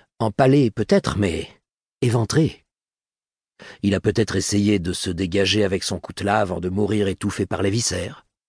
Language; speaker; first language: French; native; French